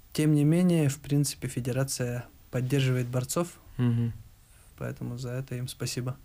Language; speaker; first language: Russian; native; Russian